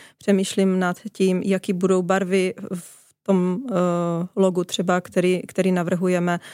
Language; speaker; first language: Czech; native; Czech